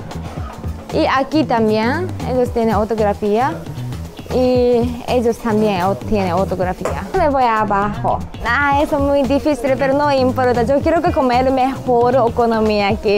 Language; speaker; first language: Spanish; non-native, learner; Japanese